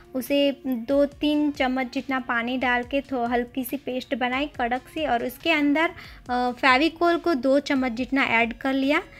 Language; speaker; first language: Hindi; non-native, local second language; Gujarati